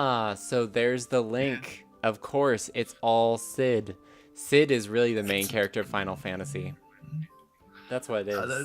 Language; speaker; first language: English; native; English